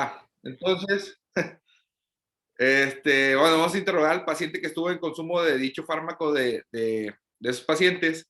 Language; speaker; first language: Spanish; native; Spanish